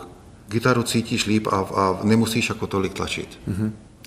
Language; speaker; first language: Czech; non-native, fluent; Hungarian